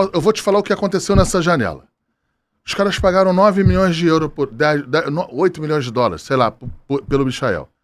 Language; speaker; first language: Portuguese; native; Portuguese